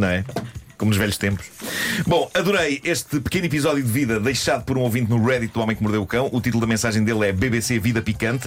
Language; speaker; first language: Portuguese; native; Portuguese